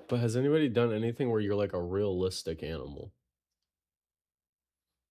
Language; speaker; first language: English; native; English